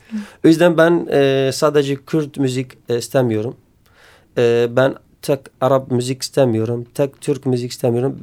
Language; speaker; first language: Turkish; non-native, learner; Kurdish